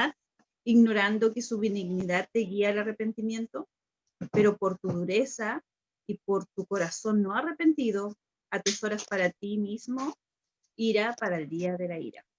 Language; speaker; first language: Spanish; native; Spanish